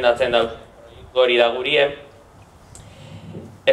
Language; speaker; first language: Basque; native; Basque